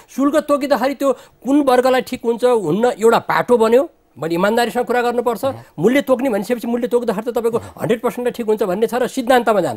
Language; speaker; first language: Nepali; native; Nepali